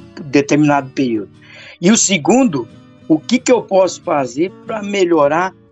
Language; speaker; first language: Portuguese; native; Portuguese